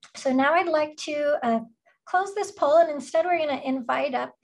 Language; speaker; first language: English; native; English